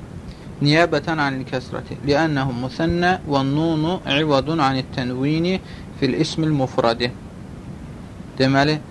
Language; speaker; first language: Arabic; non-native, fluent; Azerbaijani